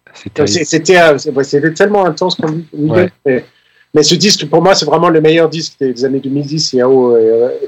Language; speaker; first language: French; non-native, fluent; Danish